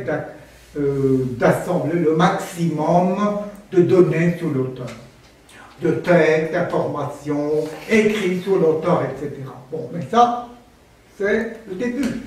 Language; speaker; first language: French; non-native, fluent; Armenian